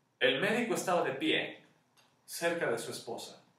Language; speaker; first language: Spanish; native; Spanish